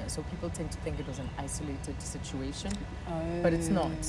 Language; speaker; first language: English; non-native, local second language; Zulu